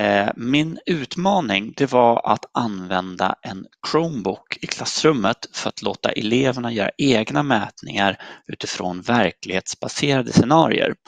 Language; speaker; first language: Swedish; native; Swedish